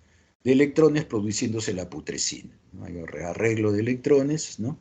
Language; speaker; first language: Spanish; native; Spanish